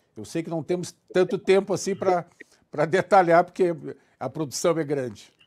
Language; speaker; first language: Portuguese; native; Portuguese